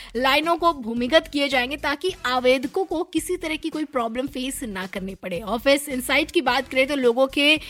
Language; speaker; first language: Hindi; native; Hindi